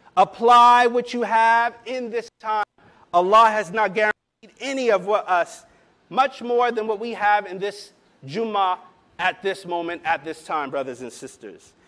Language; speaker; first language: English; native; English